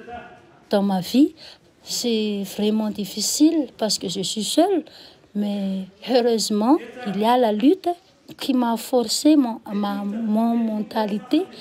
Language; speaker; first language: French; non-native, local second language; Malagasy